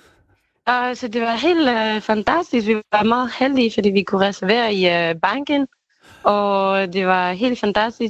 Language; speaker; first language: Danish; non-native, fluent; Spanish